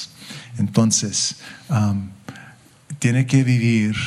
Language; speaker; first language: Spanish; early bilingual, heritage; English